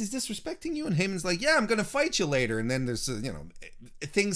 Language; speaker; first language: English; native; English